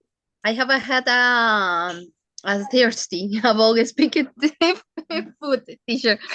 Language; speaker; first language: English; non-native, learner; Spanish